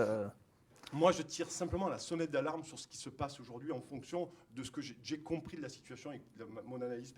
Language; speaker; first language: French; native; French